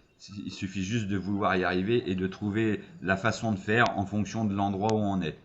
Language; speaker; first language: French; native; French